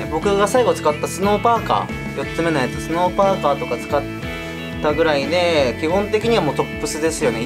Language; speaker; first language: Japanese; native; Japanese